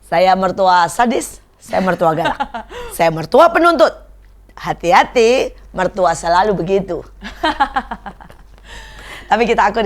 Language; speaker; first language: Indonesian; native; Indonesian